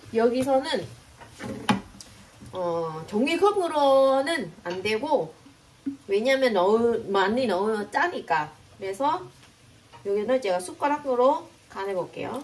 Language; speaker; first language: Korean; non-native, fluent; Vietnamese